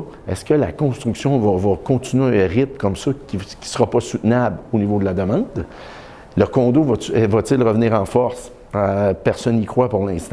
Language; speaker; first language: French; native; French